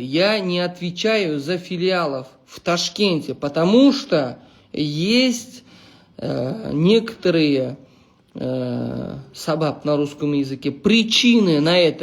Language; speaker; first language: Russian; non-native, local second language; Uzbek